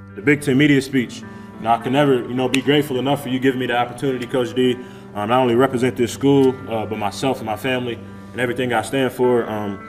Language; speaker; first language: English; native; English